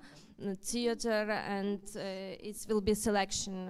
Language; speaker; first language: English; non-native, learner; Ukrainian